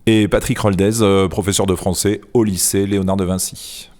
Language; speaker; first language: French; native; French